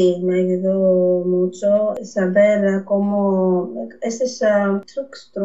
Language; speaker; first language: Spanish; non-native, fluent; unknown